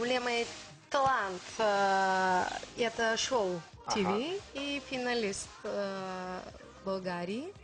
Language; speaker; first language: Russian; non-native, learner; Bulgarian